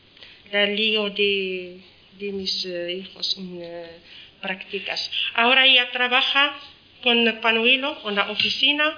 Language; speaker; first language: Spanish; non-native, learner; Arabic